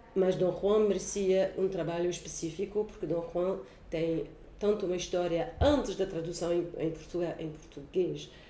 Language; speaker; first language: Portuguese; non-native, fluent; French